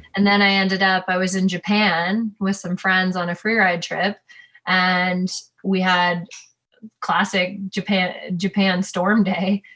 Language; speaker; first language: English; native; English